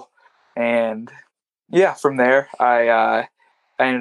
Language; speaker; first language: English; non-native, local second language; Swahili